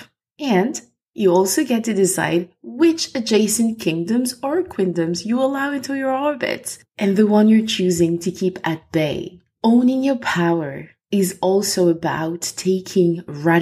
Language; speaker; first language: English; non-native, fluent; French